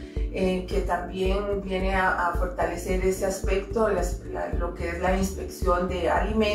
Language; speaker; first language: Spanish; native; Spanish